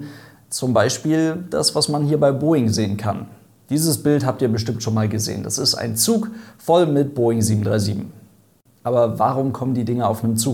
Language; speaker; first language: German; native; German